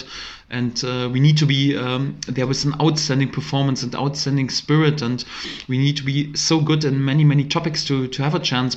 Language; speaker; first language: English; non-native, fluent; German